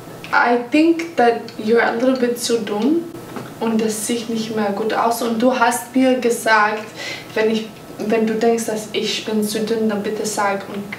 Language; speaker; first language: German; non-native, learner; English